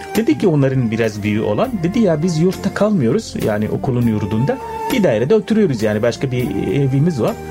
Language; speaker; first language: Turkish; non-native, fluent; Arabic